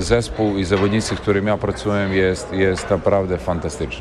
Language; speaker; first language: Polish; non-native, fluent; Serbian